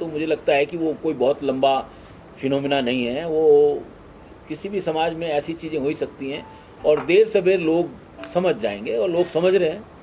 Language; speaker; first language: Hindi; native; Hindi